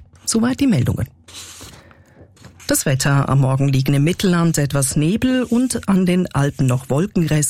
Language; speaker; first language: German; native; German